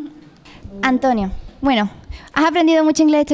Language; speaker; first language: Spanish; native; Spanish